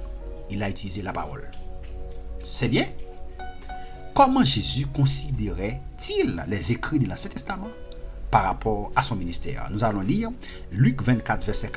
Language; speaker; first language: French; non-native, local second language; Haitian Creole